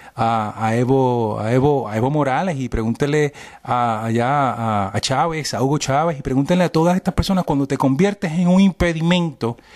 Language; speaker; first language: Spanish; early bilingual, heritage; Spanish